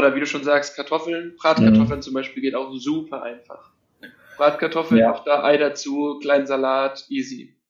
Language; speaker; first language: German; native; German